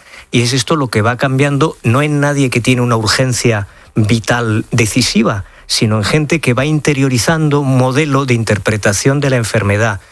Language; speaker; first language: Spanish; native; Spanish